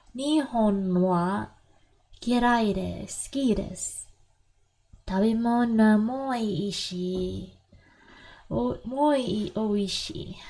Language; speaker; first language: Japanese; non-native, learner; English